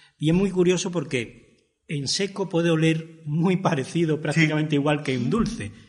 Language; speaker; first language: Spanish; native; Spanish